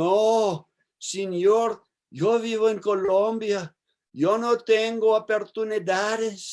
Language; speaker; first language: Spanish; non-native, learner; English